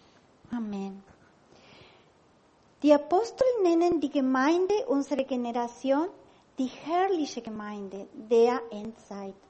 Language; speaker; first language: German; non-native, learner; Spanish